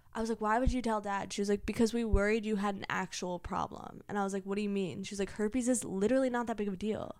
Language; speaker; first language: English; native; English